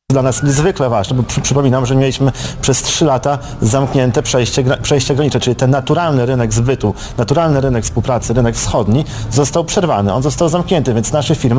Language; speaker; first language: Polish; native; Polish